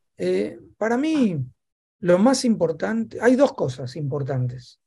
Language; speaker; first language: Spanish; native; Spanish